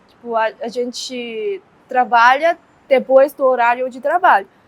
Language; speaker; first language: Portuguese; non-native, fluent; Chinese